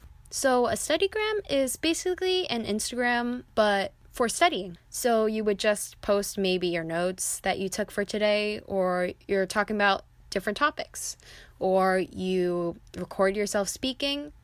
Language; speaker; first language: English; native; English